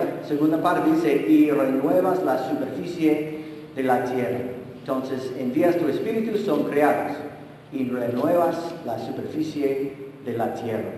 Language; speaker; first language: Spanish; non-native, fluent; English